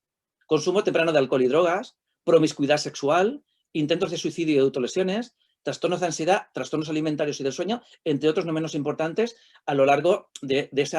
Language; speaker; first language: Spanish; native; Spanish